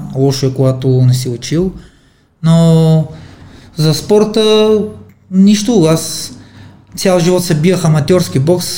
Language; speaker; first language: Bulgarian; non-native, fluent; Armenian